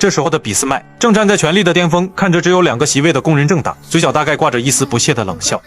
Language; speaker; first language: Chinese; native; Chinese